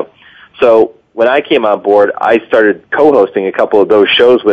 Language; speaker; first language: English; native; English